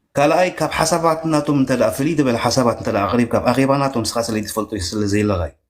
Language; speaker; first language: Tigrinya; native; Tigrinya